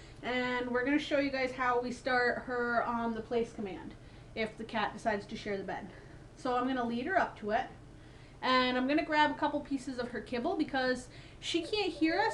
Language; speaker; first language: English; native; English